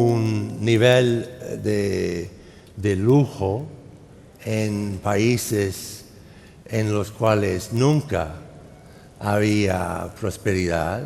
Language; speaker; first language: Spanish; non-native, fluent; English